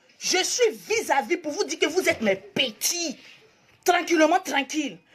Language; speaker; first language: French; native; French